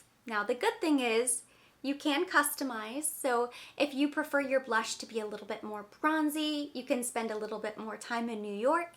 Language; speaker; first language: English; native; English